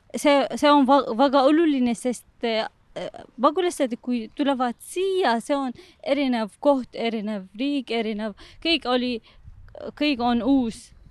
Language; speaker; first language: Estonian; non-native, learner; Arabic